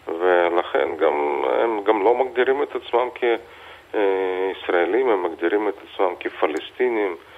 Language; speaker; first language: Hebrew; non-native, fluent; Russian